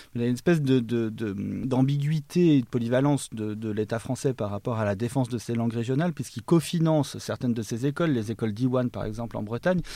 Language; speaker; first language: French; native; French